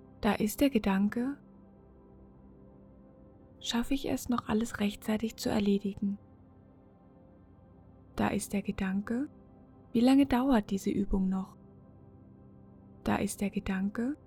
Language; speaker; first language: German; native; German